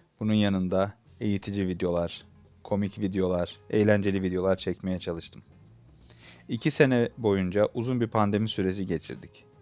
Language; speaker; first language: Turkish; native; Turkish